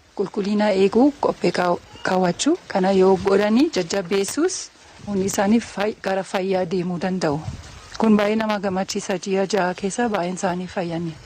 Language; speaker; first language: Oromo; non-native, fluent; German